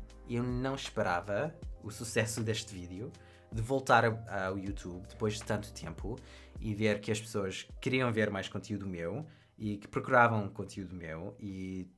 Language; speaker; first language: Portuguese; non-native, fluent; English